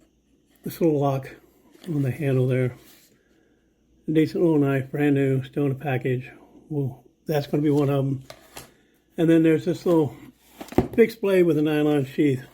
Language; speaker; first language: English; native; English